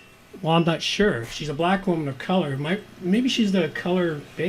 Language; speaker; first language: English; native; English